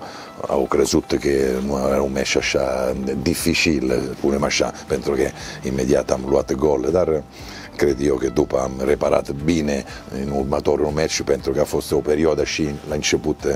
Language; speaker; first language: Romanian; non-native, learner; Italian